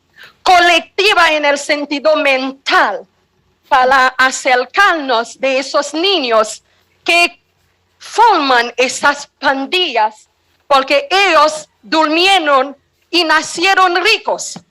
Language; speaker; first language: Spanish; non-native, fluent; Haitian Creole